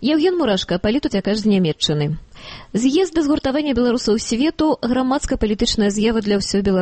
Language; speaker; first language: Belarusian; native; Belarusian